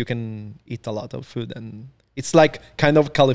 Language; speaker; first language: English; non-native, fluent; Italian